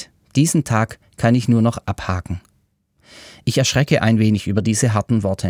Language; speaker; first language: German; native; German